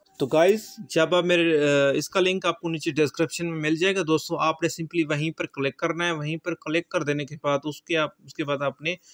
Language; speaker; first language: Urdu; native; Urdu